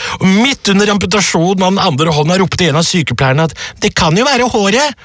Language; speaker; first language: Norwegian; early bilingual, other home language; Urdu